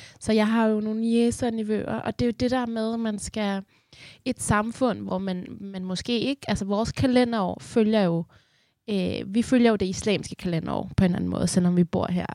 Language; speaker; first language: Danish; early bilingual, other home language; Persian